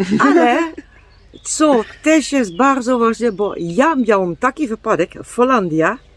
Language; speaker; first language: Polish; non-native, learner; Dutch